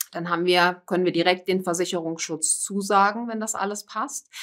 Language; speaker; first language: German; native; German